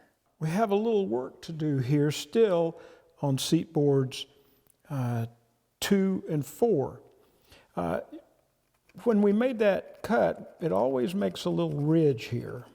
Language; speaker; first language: English; native; English